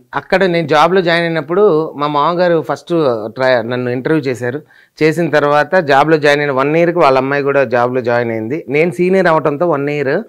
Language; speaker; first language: Telugu; native; Telugu